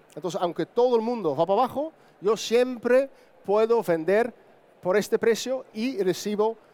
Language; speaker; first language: Spanish; non-native, fluent; Dutch